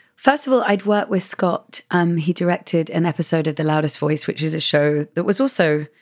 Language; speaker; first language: English; native; English